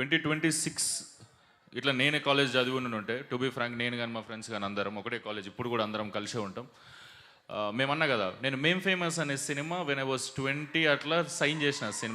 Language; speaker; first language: Telugu; native; Telugu